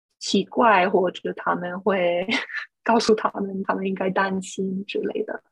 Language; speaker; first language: Chinese; non-native, fluent; English